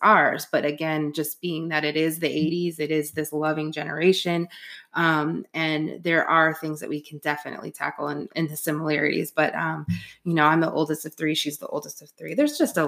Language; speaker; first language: English; native; English